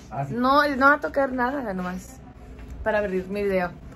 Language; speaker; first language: Spanish; early bilingual, heritage; Spanish